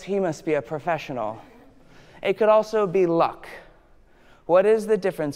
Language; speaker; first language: English; native; English